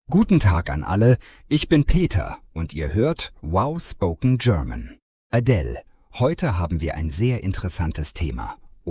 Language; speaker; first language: German; non-native, fluent; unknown